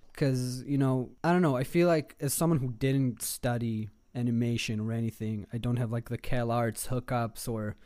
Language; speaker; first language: English; non-native, fluent; Hebrew